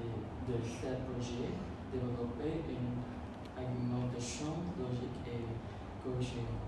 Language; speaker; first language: French; non-native, fluent; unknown